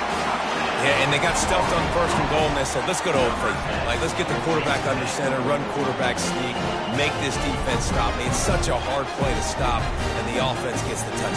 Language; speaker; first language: English; native; English